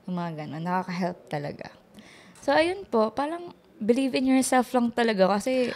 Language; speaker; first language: Filipino; non-native, local second language; Cebuano